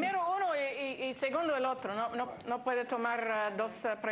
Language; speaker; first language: Spanish; non-native, fluent; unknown